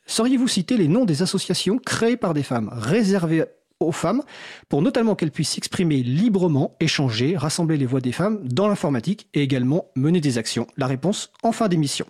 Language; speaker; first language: French; native; French